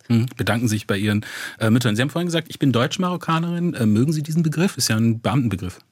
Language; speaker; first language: German; native; German